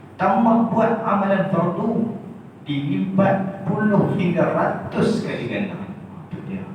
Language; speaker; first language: Malay; native; Malay